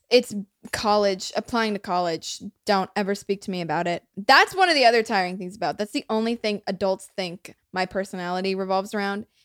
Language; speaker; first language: English; native; English